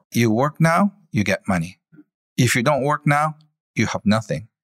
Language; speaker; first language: English; non-native, fluent; Japanese